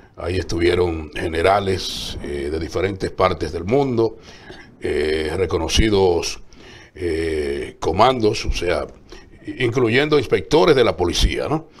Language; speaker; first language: Spanish; native; Spanish